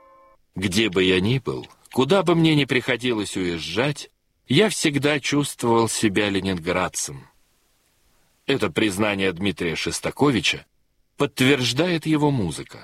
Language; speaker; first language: Russian; native; Russian